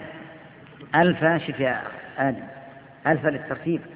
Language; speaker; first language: Arabic; native; Arabic